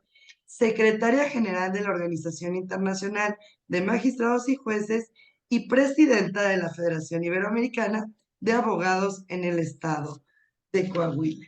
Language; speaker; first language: Spanish; native; Spanish